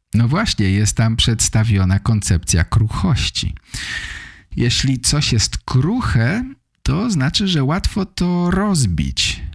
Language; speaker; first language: Polish; native; Polish